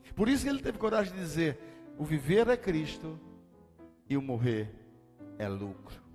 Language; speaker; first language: Portuguese; native; Portuguese